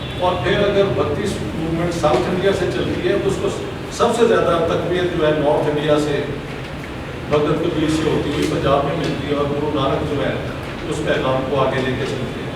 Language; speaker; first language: Urdu; non-native, local second language; Punjabi